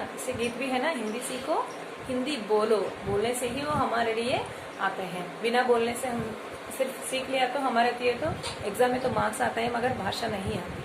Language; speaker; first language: Hindi; non-native, local second language; Telugu